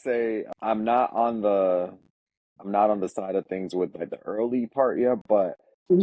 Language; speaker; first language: English; native; English